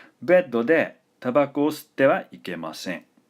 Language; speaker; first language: Japanese; non-native, fluent; English